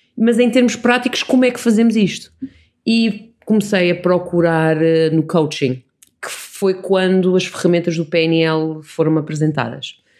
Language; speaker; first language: Portuguese; early bilingual, other home language; English